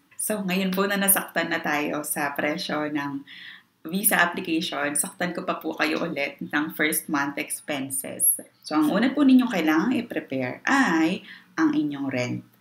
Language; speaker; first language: Filipino; native; Filipino